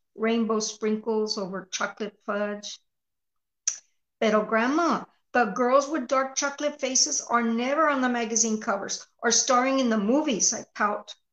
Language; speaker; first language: English; early bilingual, other home language; Spanish